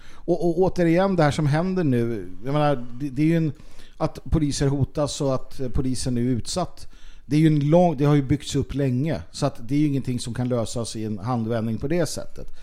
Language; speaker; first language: Swedish; native; Swedish